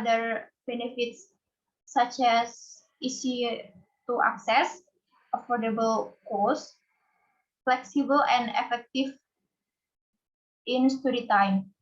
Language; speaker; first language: English; non-native, fluent; Indonesian